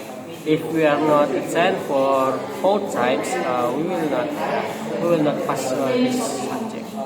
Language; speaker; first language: English; non-native, learner; Indonesian